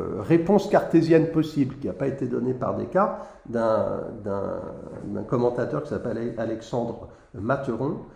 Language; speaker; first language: French; native; French